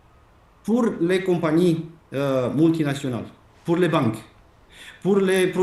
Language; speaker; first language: French; non-native, fluent; Romanian